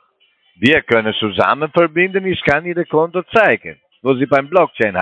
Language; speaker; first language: German; non-native, learner; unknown